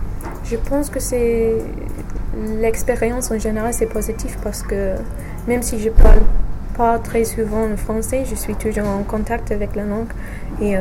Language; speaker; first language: French; non-native, fluent; English